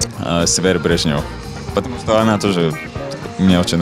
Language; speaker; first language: Russian; non-native, fluent; Latvian